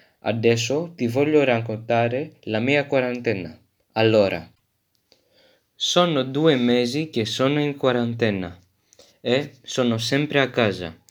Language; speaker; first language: Italian; non-native, learner; French